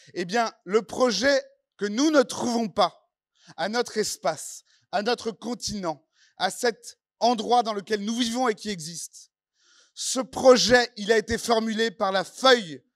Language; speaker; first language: French; non-native, fluent; Ukrainian